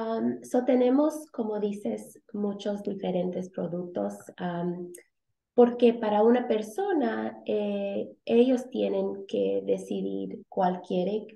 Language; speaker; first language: Spanish; early bilingual, heritage; Spanish